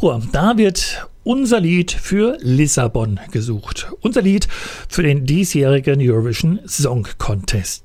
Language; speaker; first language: German; native; German